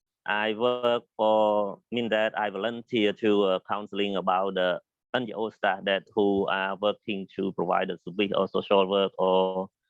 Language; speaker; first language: English; non-native, learner; Khmer